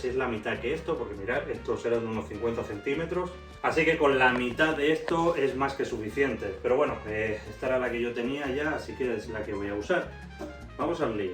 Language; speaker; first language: Spanish; native; Spanish